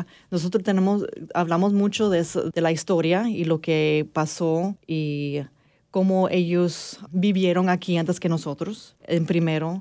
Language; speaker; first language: Spanish; early bilingual, heritage; English